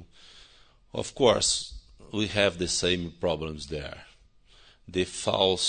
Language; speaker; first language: English; non-native, learner; Portuguese